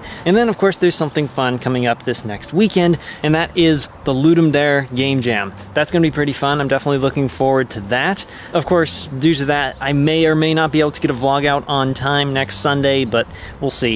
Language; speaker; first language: English; native; English